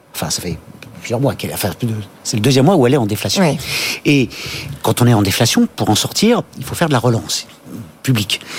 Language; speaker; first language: French; native; French